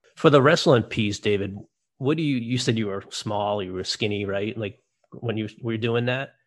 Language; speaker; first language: English; native; English